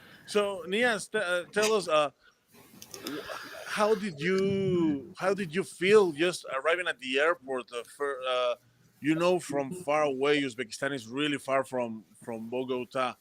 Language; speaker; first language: English; non-native, fluent; Spanish